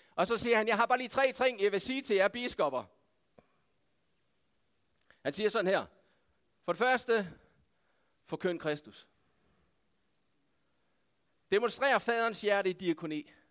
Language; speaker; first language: Danish; native; Danish